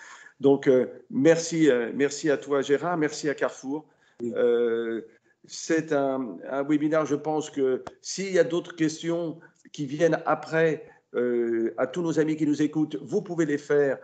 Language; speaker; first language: French; native; French